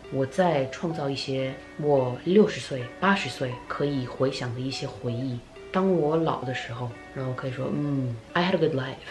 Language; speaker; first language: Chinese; early bilingual, heritage; Chinese